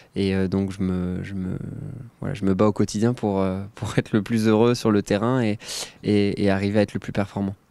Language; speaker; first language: French; native; French